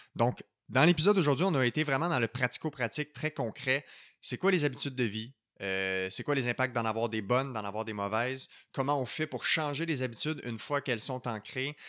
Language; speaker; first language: French; native; French